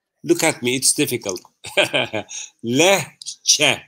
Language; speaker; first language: English; non-native, fluent; Turkish